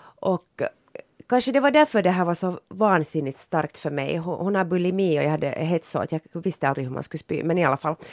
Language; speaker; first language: Swedish; native; Swedish